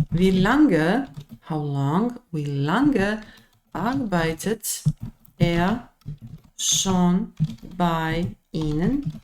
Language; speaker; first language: German; non-native, fluent; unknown